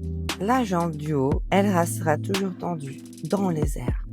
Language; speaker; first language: French; native; French